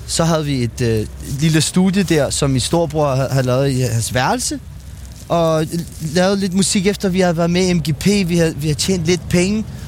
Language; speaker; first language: Danish; early bilingual, other home language; Albanian